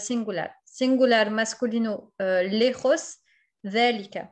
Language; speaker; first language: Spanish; non-native, fluent; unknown